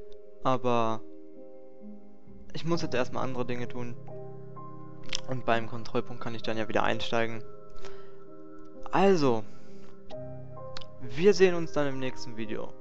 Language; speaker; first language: German; native; German